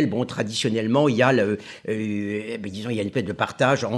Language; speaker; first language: French; native; French